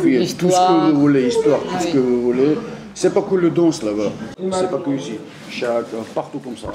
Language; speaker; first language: French; non-native, learner; Georgian